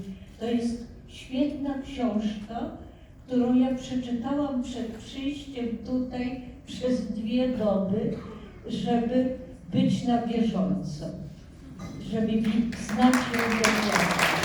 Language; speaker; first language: Polish; non-native, fluent; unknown